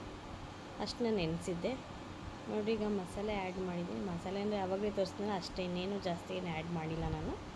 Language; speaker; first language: Kannada; native; Kannada